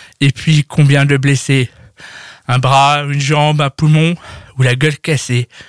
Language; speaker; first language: French; native; French